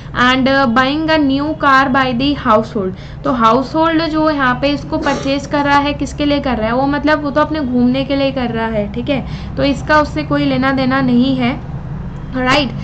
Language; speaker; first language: Hindi; native; Hindi